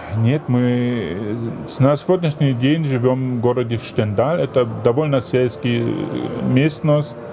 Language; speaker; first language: Russian; non-native, fluent; German